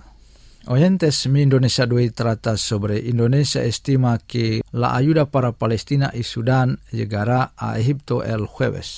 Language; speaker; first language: Spanish; non-native, fluent; Indonesian